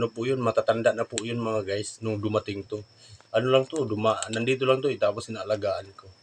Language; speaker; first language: Filipino; non-native, local second language; Cebuano